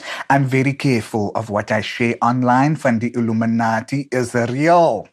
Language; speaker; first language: English; non-native, local second language; Afrikaans